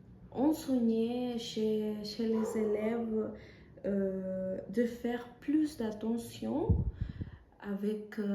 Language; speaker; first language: French; non-native, fluent; Spanish